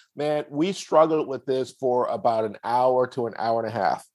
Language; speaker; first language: English; native; English